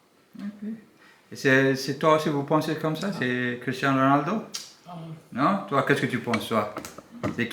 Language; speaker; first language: French; non-native, learner; English